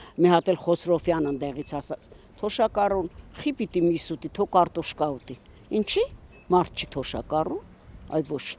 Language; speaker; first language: Armenian; native; Armenian